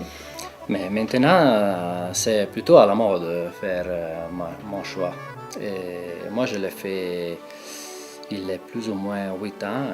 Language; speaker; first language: French; non-native, local second language; Italian